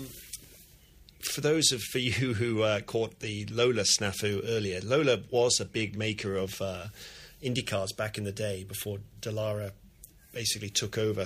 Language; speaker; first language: English; native; English